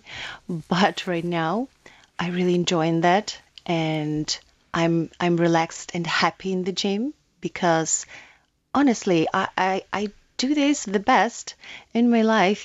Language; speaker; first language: English; non-native, learner; Ukrainian